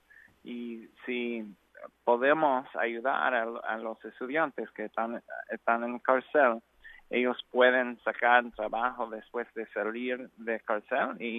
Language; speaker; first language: Spanish; non-native, learner; English